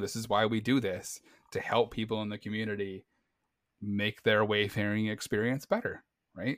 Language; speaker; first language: English; native; English